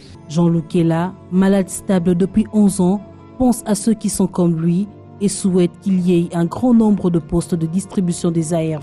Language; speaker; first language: French; native; French